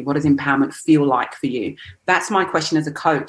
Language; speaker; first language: English; native; English